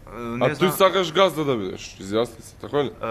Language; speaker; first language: Macedonian; native; Macedonian